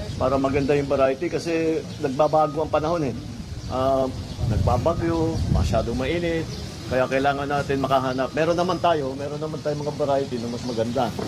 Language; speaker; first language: Filipino; native; Filipino